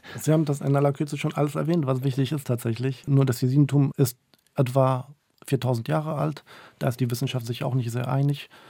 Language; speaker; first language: German; early bilingual, other home language; Kurdish